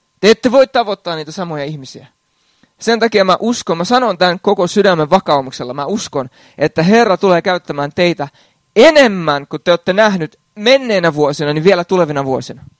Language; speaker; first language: Finnish; native; Finnish